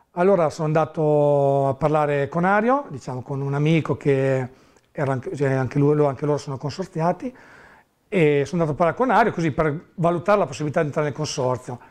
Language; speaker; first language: Italian; native; Italian